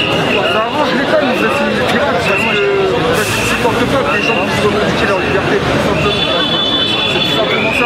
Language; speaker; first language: French; native; French